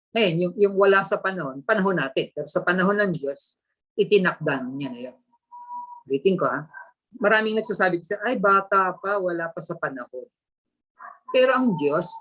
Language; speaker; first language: Filipino; native; Filipino